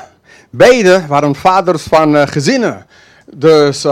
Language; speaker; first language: Dutch; non-native, fluent; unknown